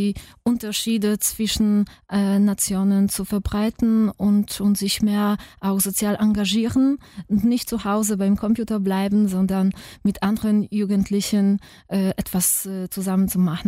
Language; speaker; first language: German; non-native, fluent; Polish